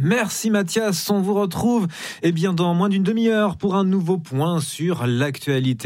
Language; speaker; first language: French; native; French